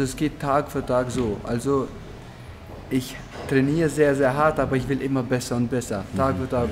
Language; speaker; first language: German; non-native, fluent; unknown